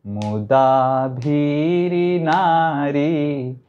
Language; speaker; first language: Hindi; non-native, local second language; Odia